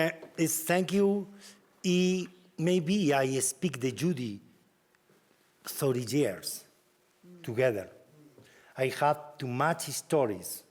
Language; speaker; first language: English; non-native, learner; Spanish